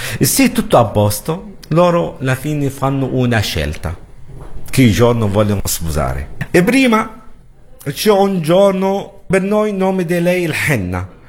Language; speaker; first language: Italian; non-native, learner; Arabic